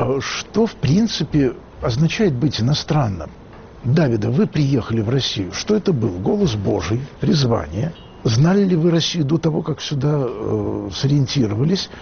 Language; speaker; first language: Russian; native; Russian